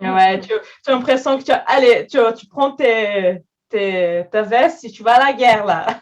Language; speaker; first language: French; non-native, fluent; Portuguese